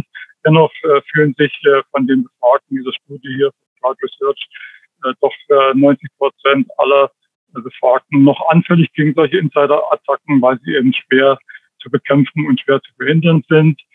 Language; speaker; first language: German; native; German